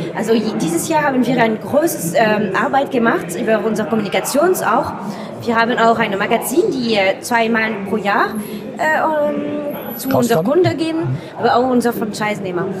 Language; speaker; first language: German; non-native, learner; French